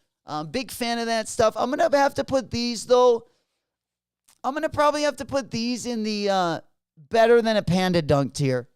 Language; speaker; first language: English; native; English